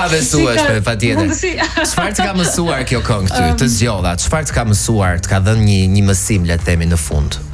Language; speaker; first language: Albanian; native; Albanian